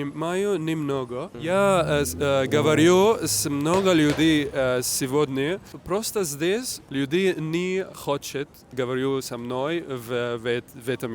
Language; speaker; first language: Russian; non-native, learner; Arabic